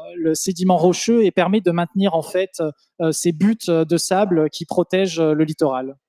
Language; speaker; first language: French; native; French